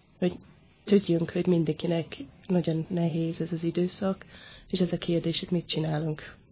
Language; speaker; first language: Hungarian; non-native, fluent; English